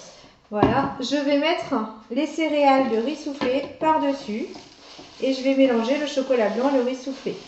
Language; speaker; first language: French; native; French